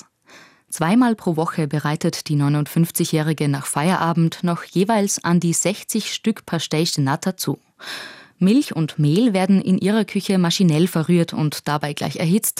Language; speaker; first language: German; native; German